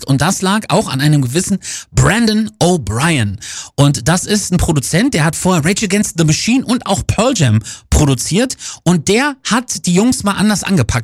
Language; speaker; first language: German; native; German